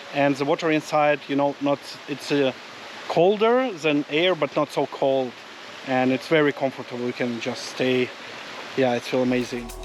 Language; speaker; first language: English; non-native, learner; Russian